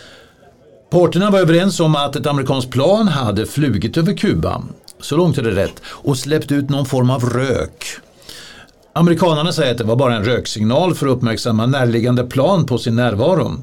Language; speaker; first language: Swedish; native; Swedish